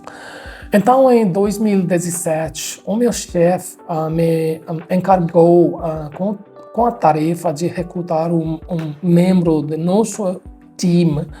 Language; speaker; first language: Portuguese; non-native, fluent; Haryanvi